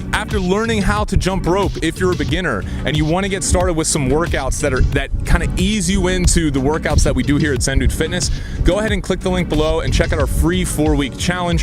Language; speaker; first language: English; native; English